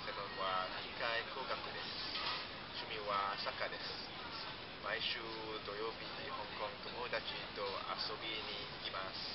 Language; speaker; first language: Japanese; non-native, learner; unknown